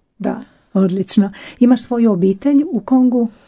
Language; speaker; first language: Croatian; native; Croatian